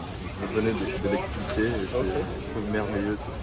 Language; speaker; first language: French; non-native, fluent; Portuguese